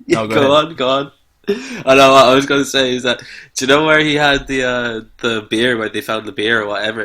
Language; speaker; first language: English; native; English